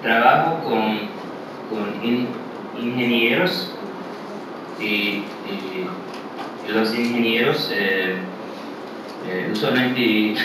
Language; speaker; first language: Spanish; early bilingual, heritage; English